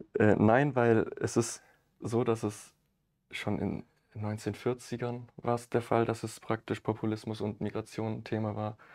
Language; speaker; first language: German; early bilingual, other home language; Italian